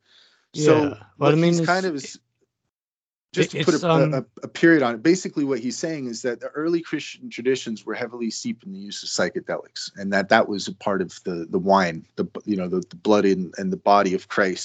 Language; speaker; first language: English; native; English